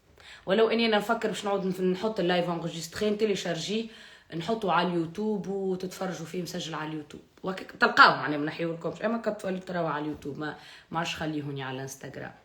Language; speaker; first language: Arabic; native; Arabic